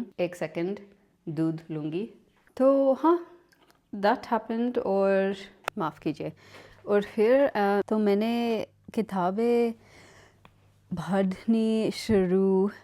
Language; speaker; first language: Hindi; non-native, learner; English